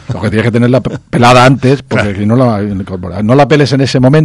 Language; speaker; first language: Spanish; native; Spanish